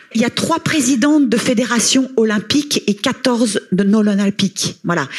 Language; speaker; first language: French; native; French